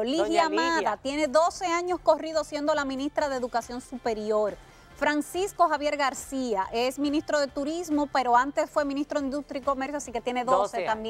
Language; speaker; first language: Spanish; native; Spanish